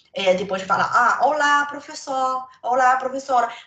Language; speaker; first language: Portuguese; non-native, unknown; Chinese